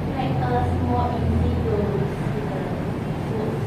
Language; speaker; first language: English; non-native, learner; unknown